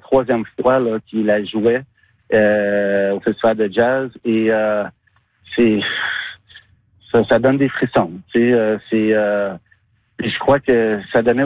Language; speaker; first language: French; native; French